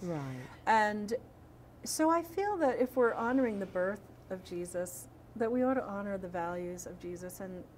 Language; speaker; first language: English; native; English